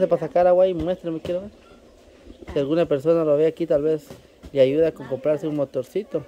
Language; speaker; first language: Spanish; native; Spanish